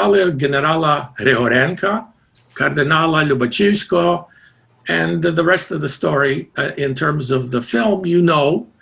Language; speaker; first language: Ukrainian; early bilingual, heritage; Ukrainian